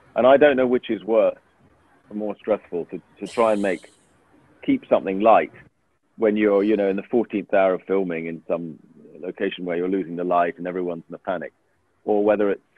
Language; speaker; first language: English; native; English